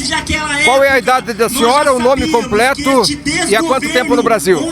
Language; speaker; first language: Portuguese; native; Portuguese